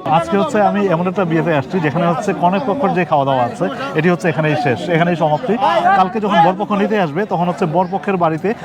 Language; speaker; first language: Bangla; native; Bangla